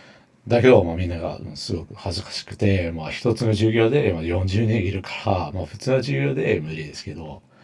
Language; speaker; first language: Japanese; non-native, fluent; English